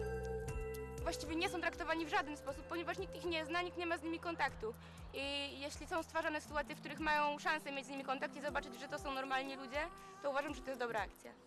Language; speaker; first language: Polish; native; Polish